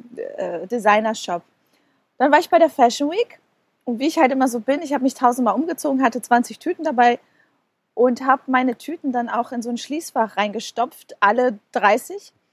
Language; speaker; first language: German; non-native, fluent; Portuguese